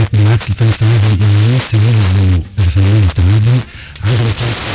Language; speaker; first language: Arabic; native; Arabic